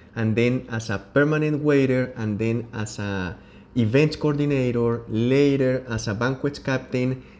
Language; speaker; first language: English; non-native, learner; Spanish